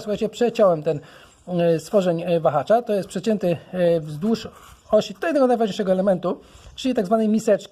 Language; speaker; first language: Polish; native; Polish